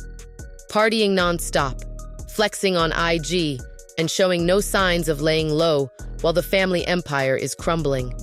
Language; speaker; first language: English; native; English